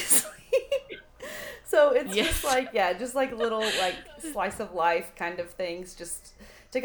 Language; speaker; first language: English; native; English